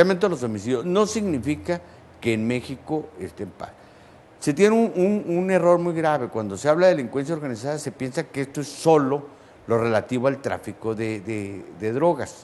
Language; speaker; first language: Spanish; native; Spanish